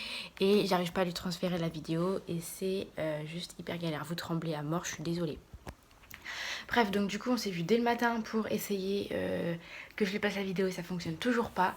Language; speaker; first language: French; native; French